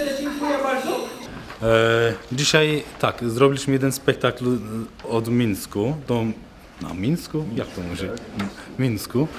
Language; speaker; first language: Polish; non-native, learner; Turkish